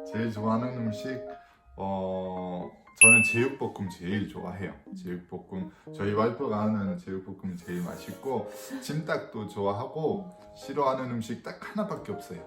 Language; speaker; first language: Korean; non-native, fluent; French